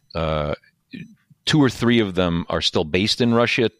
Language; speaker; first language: English; native; English